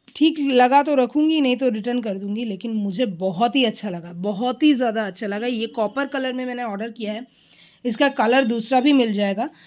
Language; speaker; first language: Hindi; non-native, local second language; Bangla